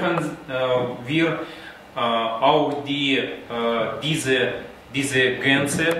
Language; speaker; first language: German; non-native, learner; Russian